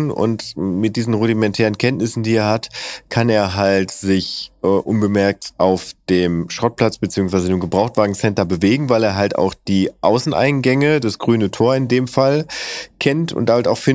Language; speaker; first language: German; native; German